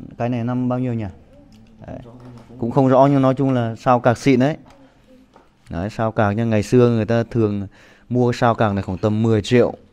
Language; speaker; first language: Vietnamese; non-native, local second language; Hmong